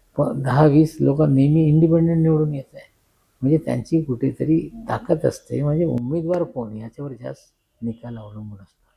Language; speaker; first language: Marathi; non-native, local second language; Urdu